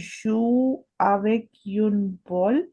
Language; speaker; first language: French; non-native, learner; Hindi